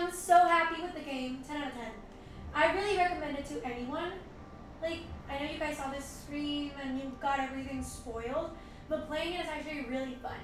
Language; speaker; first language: English; non-native, fluent; Spanish